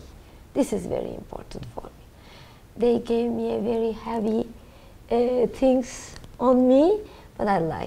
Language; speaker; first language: English; non-native, learner; Turkish